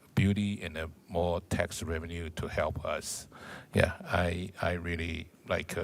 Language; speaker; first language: English; non-native, learner; Chinese